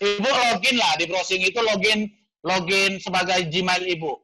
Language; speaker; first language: Indonesian; native; Indonesian